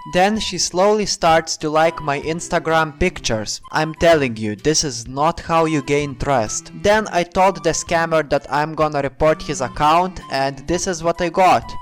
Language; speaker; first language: English; non-native, fluent; Lithuanian